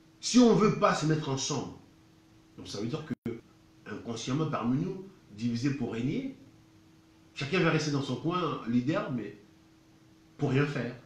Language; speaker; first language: French; non-native, local second language; Lingala